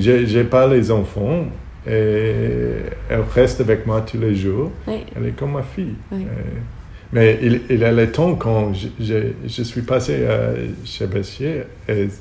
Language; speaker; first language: French; non-native, learner; Hebrew